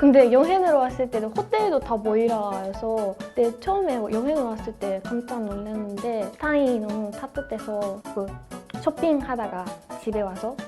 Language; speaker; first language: Korean; non-native, learner; Japanese